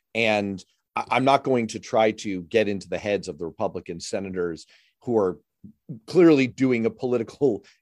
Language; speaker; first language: English; native; English